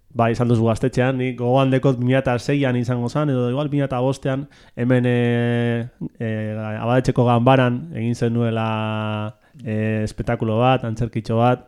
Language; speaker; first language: Basque; native; Basque